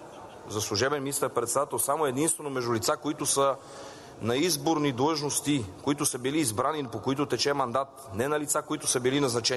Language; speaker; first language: Bulgarian; native; Bulgarian